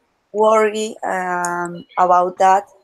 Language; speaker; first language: English; non-native, learner; Spanish